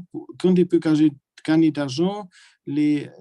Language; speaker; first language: French; non-native, learner; German